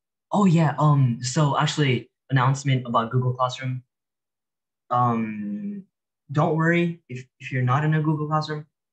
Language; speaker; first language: English; early bilingual, other home language; Japanese